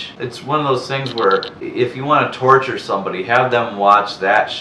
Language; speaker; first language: English; native; English